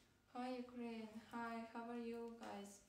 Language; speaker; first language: English; non-native, learner; Ukrainian